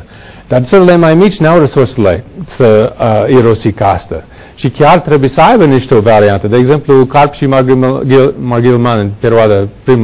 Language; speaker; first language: Romanian; non-native, fluent; English